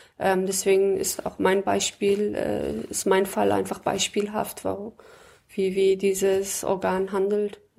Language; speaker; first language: German; early bilingual, other home language; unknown